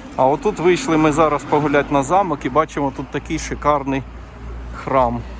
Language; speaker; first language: Ukrainian; native; Ukrainian